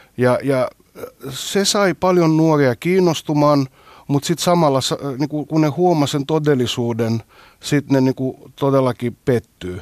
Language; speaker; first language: Finnish; non-native, fluent; Greek